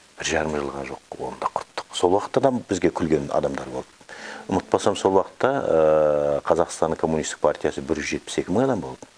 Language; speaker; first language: Kazakh; native; Kazakh